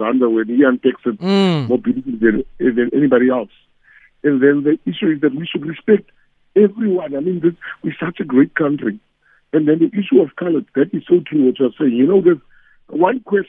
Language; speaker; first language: English; non-native, local second language; Afrikaans